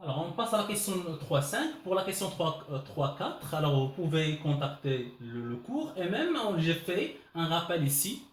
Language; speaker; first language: French; non-native, local second language; Arabic